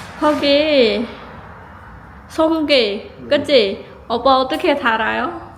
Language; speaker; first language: Korean; non-native, learner; Vietnamese